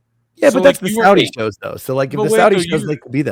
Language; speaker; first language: English; native; English